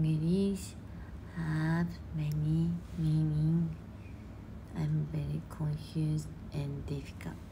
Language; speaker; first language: English; non-native, learner; Japanese